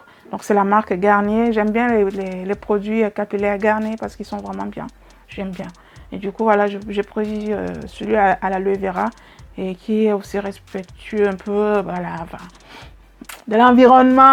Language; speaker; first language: French; native; French